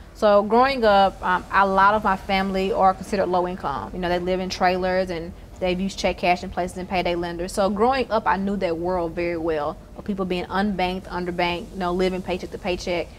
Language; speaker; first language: English; native; English